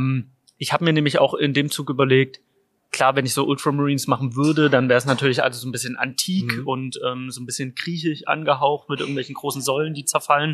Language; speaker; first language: German; native; German